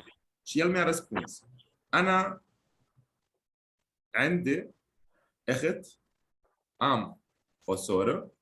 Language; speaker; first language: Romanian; non-native, fluent; Arabic